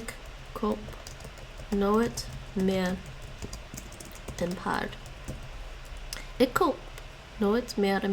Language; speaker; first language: Dutch; non-native, learner; English